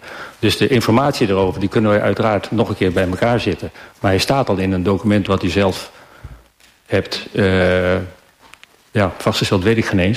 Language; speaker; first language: Dutch; native; Dutch